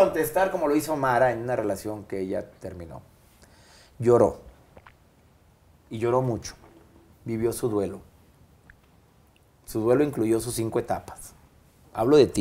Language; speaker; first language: Spanish; native; Spanish